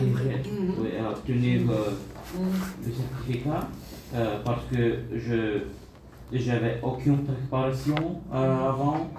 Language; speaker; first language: French; non-native, learner; Bulgarian